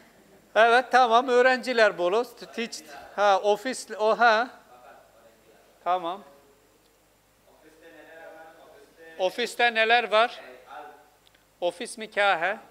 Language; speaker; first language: Turkish; non-native, fluent; Urdu